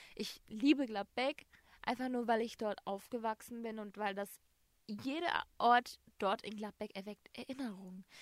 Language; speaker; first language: German; native; German